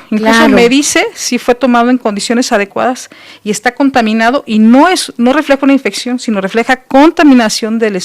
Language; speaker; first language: Spanish; native; Spanish